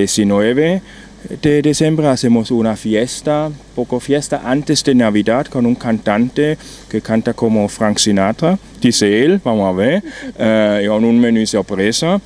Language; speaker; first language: Spanish; non-native, learner; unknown